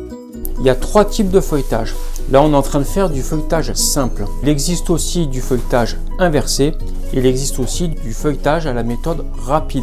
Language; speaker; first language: French; native; French